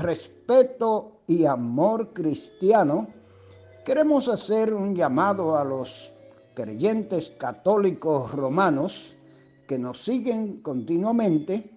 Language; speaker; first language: Spanish; native; Spanish